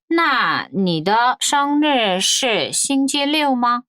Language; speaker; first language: Chinese; non-native, fluent; Korean